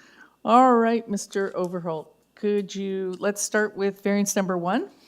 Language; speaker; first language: English; native; English